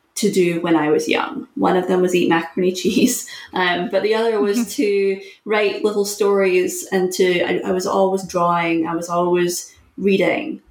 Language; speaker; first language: English; native; English